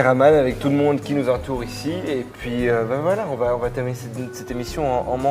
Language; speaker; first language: French; native; French